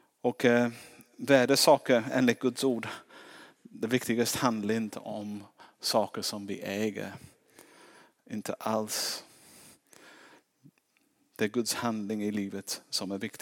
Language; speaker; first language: Swedish; non-native, fluent; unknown